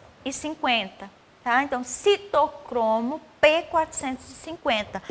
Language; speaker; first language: Portuguese; native; Portuguese